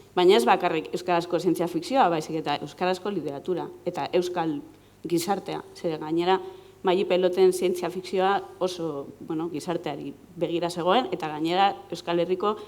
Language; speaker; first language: Basque; non-native, local second language; Spanish